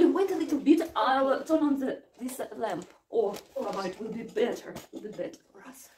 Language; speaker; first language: English; non-native, fluent; Russian